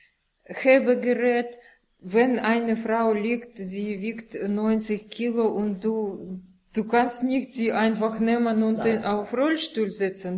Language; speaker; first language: German; non-native, learner; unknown